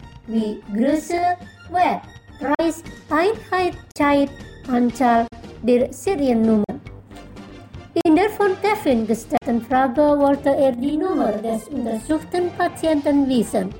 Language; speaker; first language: German; non-native, fluent; Indonesian